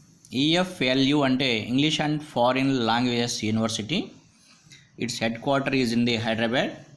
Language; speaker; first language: English; non-native, local second language; Telugu